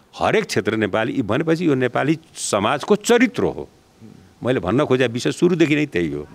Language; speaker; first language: Nepali; non-native, local second language; Bhojpuri